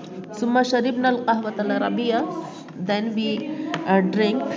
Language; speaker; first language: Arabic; non-native, fluent; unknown